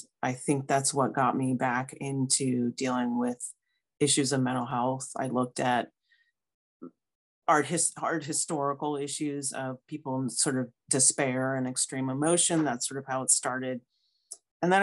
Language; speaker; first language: English; native; English